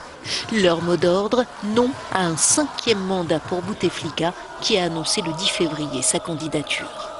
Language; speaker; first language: French; native; French